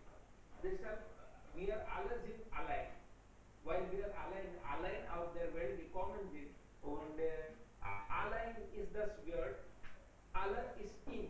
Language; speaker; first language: German; non-native, learner; Hindi